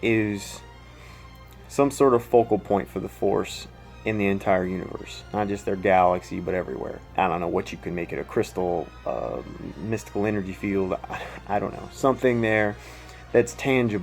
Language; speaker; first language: English; native; English